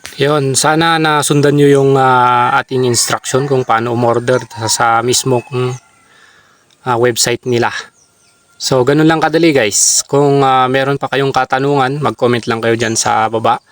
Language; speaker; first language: Filipino; non-native, local second language; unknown